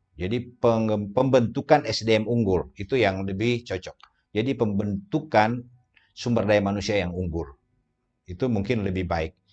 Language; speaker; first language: Indonesian; native; Indonesian